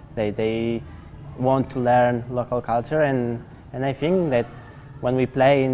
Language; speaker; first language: English; non-native, learner; Japanese